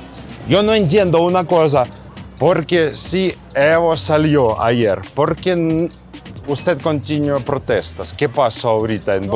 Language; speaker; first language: Spanish; non-native, learner; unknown